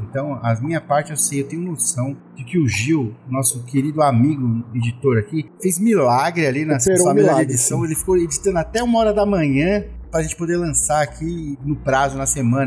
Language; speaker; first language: Portuguese; native; Portuguese